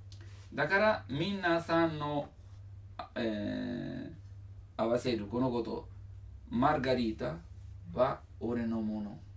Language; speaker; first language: Japanese; non-native, learner; Italian